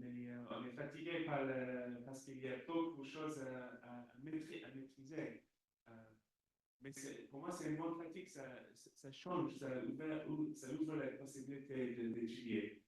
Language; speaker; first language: French; non-native, fluent; English